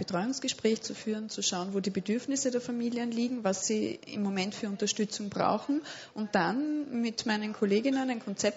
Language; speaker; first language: German; native; German